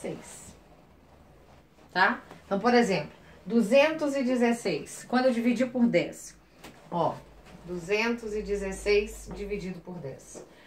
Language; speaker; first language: Portuguese; native; Portuguese